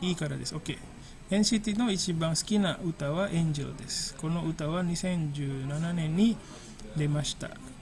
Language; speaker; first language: Japanese; non-native, fluent; Indonesian